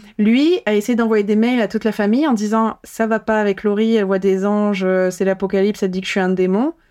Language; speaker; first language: French; native; French